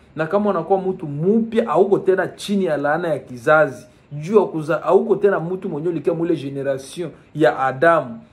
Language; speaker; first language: Swahili; native; Swahili